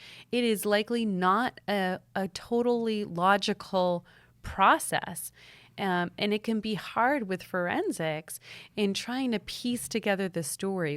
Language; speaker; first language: English; native; English